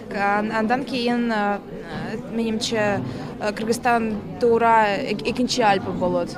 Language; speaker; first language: Kyrgyz; non-native, learner; Russian